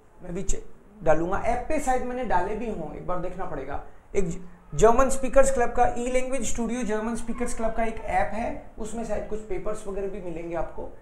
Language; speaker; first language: Hindi; native; Hindi